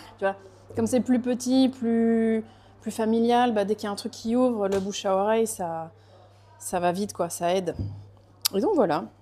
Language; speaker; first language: French; early bilingual, other home language; Portuguese